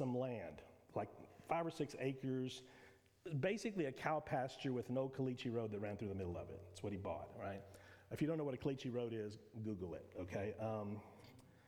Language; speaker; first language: English; native; English